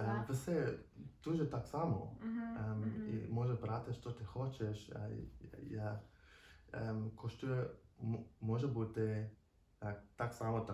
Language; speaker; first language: Ukrainian; non-native, learner; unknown